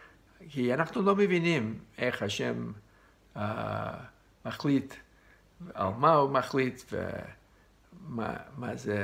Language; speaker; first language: Hebrew; non-native, fluent; English